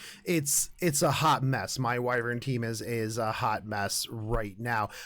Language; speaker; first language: English; native; English